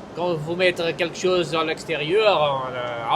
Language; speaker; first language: French; non-native, fluent; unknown